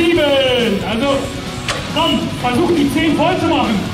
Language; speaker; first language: German; native; German